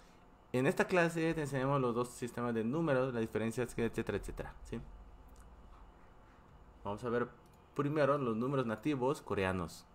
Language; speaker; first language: Spanish; non-native, fluent; Korean